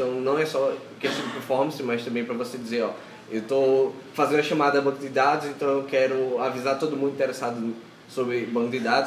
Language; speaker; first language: Portuguese; native; Portuguese